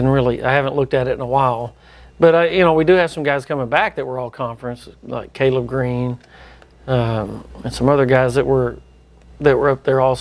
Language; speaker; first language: English; native; English